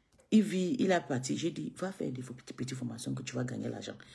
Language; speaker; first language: French; native; French